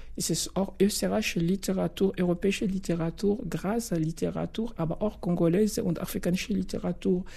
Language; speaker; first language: German; non-native, fluent; Luba-Lulua